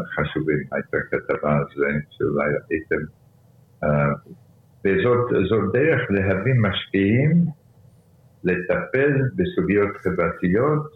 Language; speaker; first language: Hebrew; early bilingual, other home language; Arabic